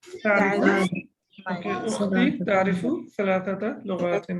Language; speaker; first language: Arabic; non-native, fluent; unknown